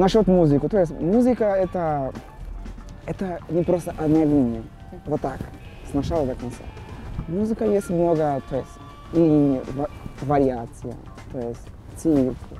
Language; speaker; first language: Russian; non-native, learner; Portuguese